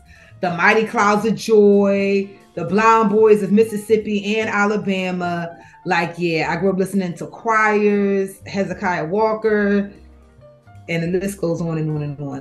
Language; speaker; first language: English; native; English